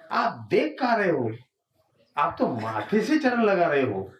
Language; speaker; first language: Hindi; non-native, local second language; Marathi